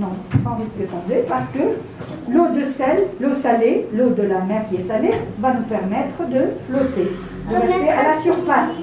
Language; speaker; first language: French; non-native, local second language; Arabic